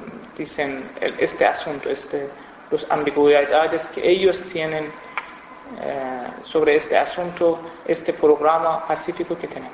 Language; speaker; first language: Spanish; non-native, fluent; Persian